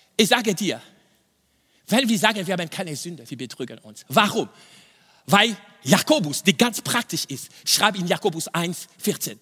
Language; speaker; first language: German; non-native, fluent; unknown